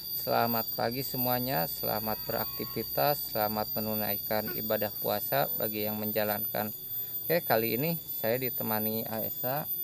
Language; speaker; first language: Indonesian; non-native, local second language; Sundanese